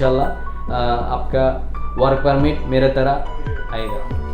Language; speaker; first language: Hindi; non-native, fluent; Bangla